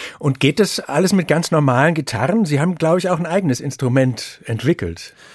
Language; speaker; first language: German; native; German